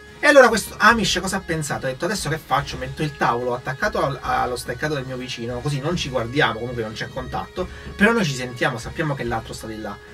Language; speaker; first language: Italian; native; Italian